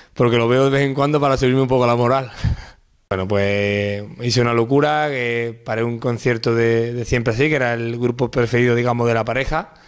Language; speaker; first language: Spanish; native; Spanish